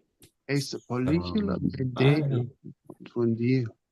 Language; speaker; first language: Spanish; non-native, learner; English